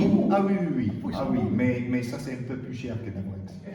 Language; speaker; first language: French; non-native, learner; English